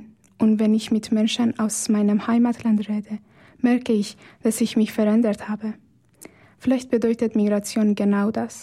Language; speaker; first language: German; non-native, fluent; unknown